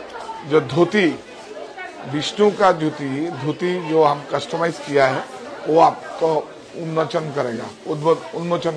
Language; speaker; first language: Hindi; non-native, local second language; Bangla